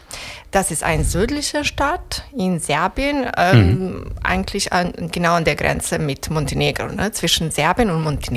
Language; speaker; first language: German; non-native, fluent; Serbian